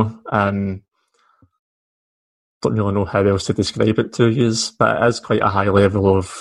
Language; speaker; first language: English; native; English